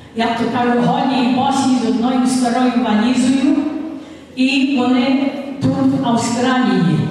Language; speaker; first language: Ukrainian; early bilingual, heritage; Ukrainian